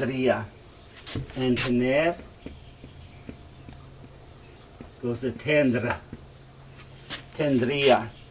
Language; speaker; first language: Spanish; non-native, learner; English